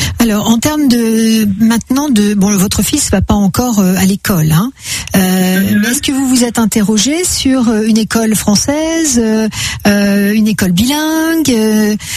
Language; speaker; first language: French; native; French